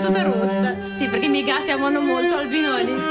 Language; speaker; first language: Italian; native; Italian